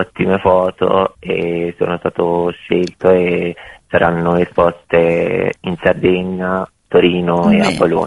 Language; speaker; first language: Italian; non-native, fluent; Bosnian